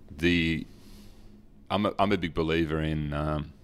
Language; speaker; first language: English; early bilingual, other home language; Dutch